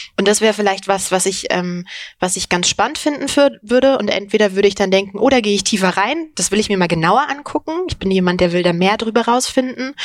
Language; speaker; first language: German; early bilingual, other home language; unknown